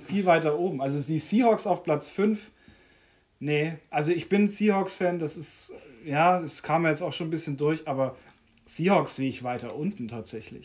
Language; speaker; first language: German; native; German